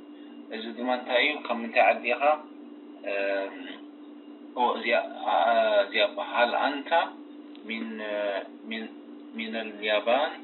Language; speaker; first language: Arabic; non-native, learner; Tigrinya